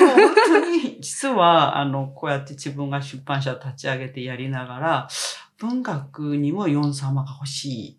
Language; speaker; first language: Japanese; non-native, fluent; Korean